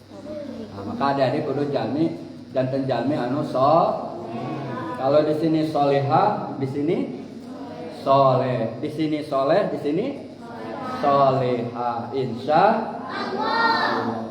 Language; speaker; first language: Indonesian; non-native, local second language; Sundanese